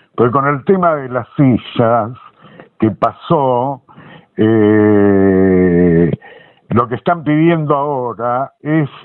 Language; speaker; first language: Spanish; native; Spanish